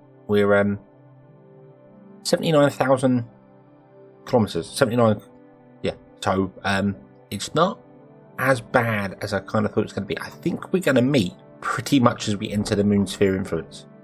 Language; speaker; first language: English; native; English